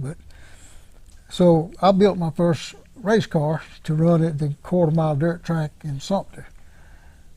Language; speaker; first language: English; native; English